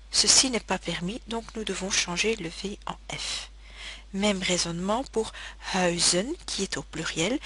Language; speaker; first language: French; native; French